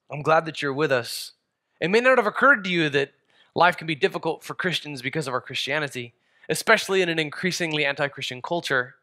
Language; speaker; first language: English; native; English